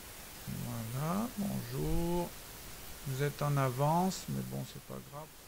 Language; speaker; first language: French; native; French